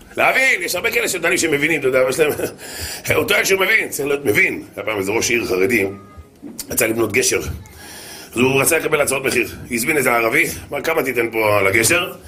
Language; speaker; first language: Hebrew; native; Hebrew